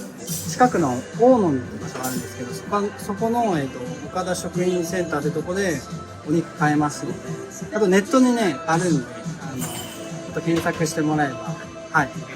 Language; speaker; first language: Japanese; native; Japanese